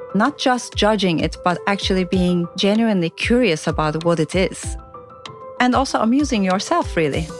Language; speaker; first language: English; non-native, fluent; Turkish